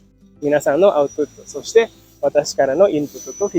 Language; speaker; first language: Japanese; non-native, fluent; Indonesian